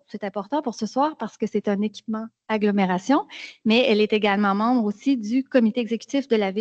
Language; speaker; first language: French; native; French